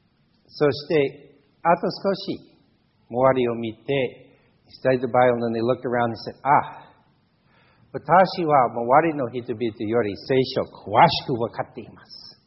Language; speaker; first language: Japanese; non-native, fluent; English